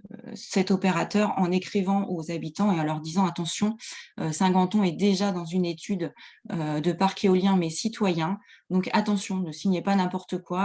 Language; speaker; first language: French; native; French